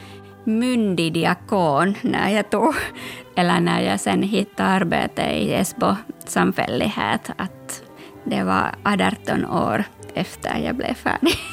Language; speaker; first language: Swedish; non-native, local second language; Finnish